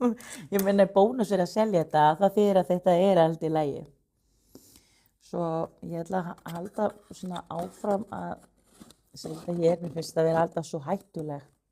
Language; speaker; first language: Icelandic; non-native, learner; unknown